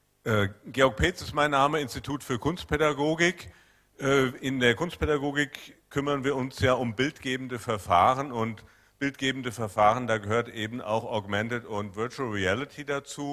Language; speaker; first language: German; native; German